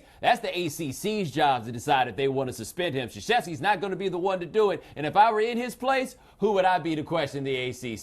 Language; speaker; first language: English; native; English